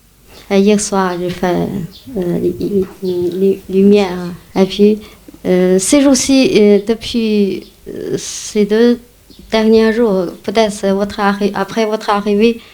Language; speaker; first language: French; non-native, learner; Chinese